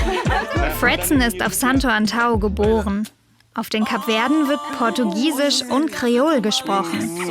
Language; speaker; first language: German; native; German